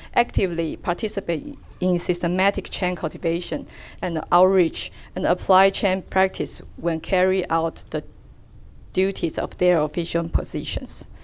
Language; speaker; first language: English; non-native, fluent; Chinese